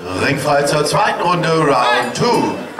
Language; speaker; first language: German; native; German